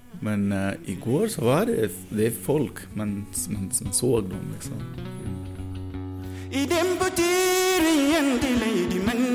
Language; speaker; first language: Swedish; non-native, fluent; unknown